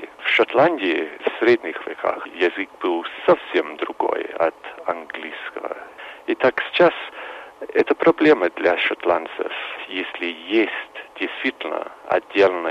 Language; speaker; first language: Russian; non-native, fluent; English